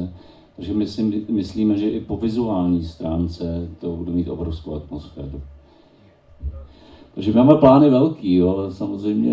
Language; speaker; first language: Czech; native; Czech